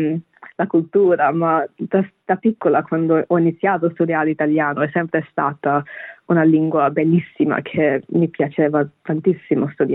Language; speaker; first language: Italian; non-native, fluent; Bangla